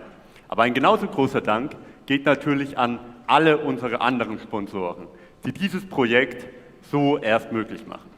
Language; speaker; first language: German; native; German